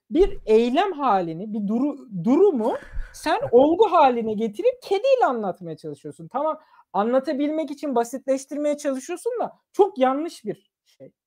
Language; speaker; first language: Turkish; early bilingual, other home language; German